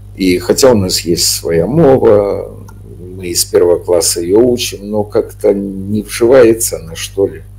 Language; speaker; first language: Russian; native; Russian